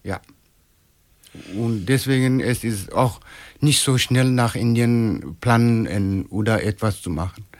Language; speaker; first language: German; non-native, learner; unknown